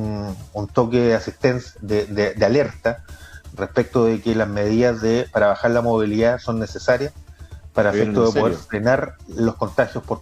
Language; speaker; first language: Spanish; native; Spanish